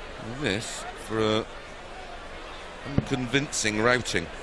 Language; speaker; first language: English; native; English